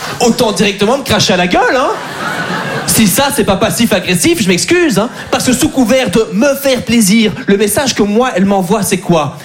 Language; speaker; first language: French; native; French